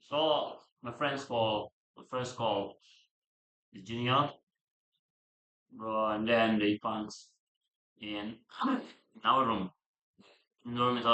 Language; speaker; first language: English; non-native, learner; Indonesian